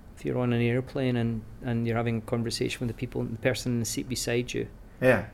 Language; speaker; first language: English; native; English